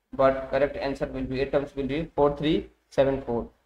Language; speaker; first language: English; non-native, local second language; Hindi